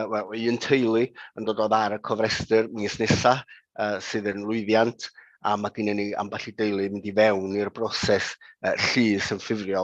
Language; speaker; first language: Welsh; native; Welsh